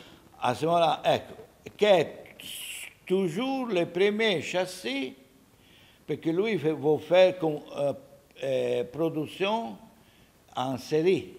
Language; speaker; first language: French; non-native, learner; Italian